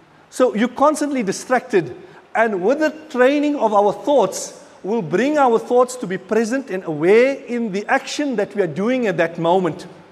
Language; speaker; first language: English; native; English